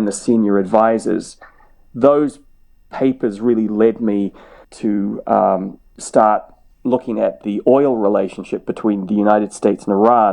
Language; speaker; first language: English; native; English